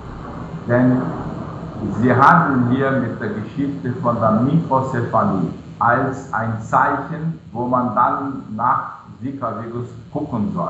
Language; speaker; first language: German; non-native, fluent; Portuguese